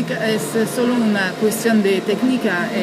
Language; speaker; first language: Spanish; non-native, learner; French